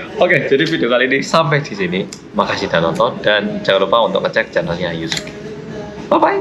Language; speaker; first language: Indonesian; non-native, fluent; Korean